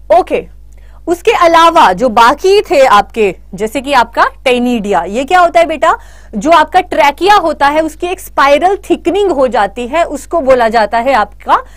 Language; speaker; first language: Hindi; native; Hindi